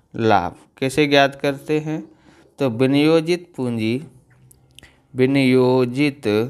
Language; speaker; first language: Hindi; non-native, local second language; Gujarati